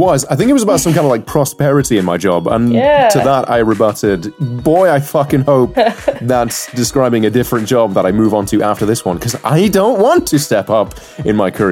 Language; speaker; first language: English; native; English